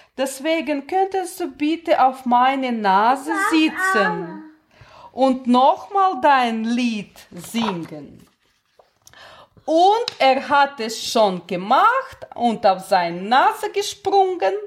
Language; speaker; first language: German; non-native, learner; Russian